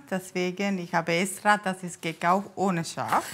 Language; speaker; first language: German; non-native, learner; Tamil